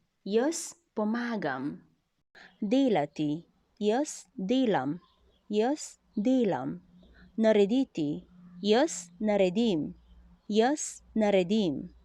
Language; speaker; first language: Slovenian; non-native, learner; Chinese